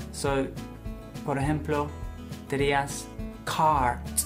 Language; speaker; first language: Spanish; non-native, fluent; English